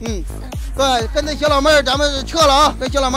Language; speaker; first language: Chinese; native; Chinese